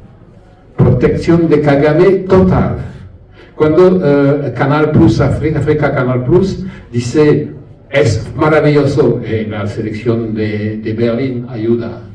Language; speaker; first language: Spanish; non-native, learner; French